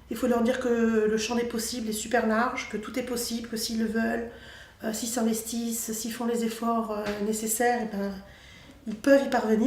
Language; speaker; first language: French; native; French